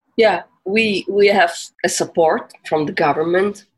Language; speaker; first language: English; non-native, fluent; Italian